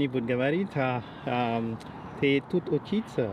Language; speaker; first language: Russian; non-native, learner; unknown